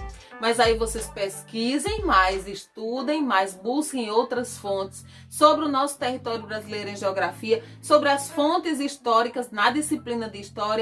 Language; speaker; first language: Portuguese; native; Portuguese